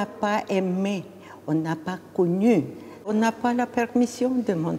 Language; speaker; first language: French; non-native, fluent; Russian